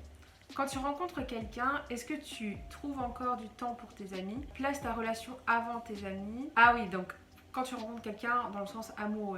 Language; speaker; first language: French; native; French